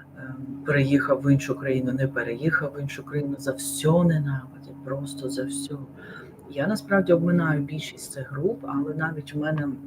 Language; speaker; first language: Ukrainian; non-native, local second language; Russian